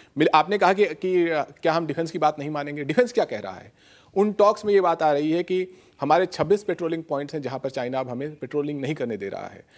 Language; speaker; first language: Hindi; native; Hindi